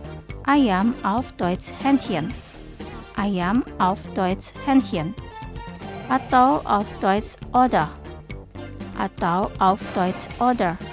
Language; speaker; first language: German; non-native, fluent; Indonesian